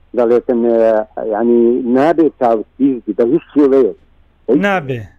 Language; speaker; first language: Central Kurdish; non-native, local second language; Assyrian Neo-Aramaic